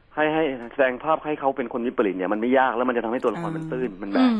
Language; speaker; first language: Thai; native; Thai